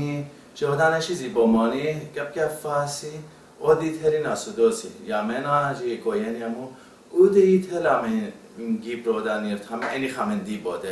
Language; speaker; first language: Greek; non-native, learner; Persian